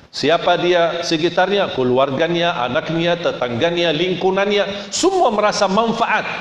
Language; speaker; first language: Indonesian; non-native, fluent; Arabic